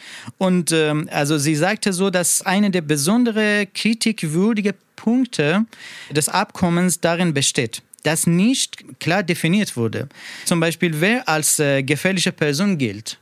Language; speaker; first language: German; non-native, learner; Persian